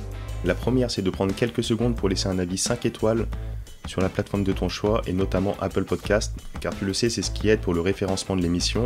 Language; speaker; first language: French; native; French